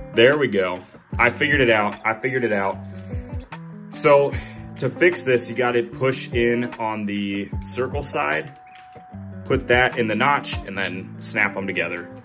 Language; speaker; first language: English; native; English